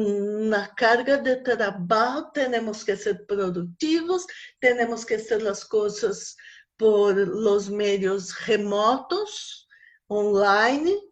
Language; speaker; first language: Spanish; non-native, fluent; Portuguese